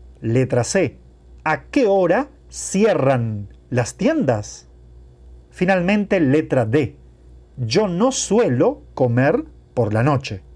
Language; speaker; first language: Spanish; non-native, fluent; Portuguese